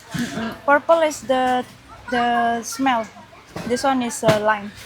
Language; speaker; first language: English; non-native, learner; Indonesian